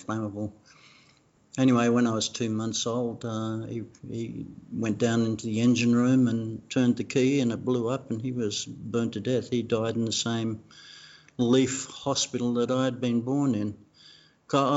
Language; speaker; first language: English; non-native, fluent; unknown